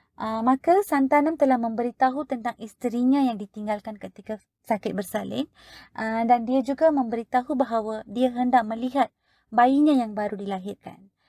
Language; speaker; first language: Malay; non-native, local second language; Tamil